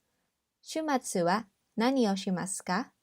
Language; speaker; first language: Japanese; non-native, fluent; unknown